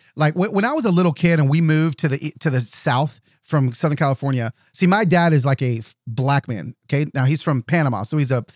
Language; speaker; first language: English; early bilingual, other home language; Yoruba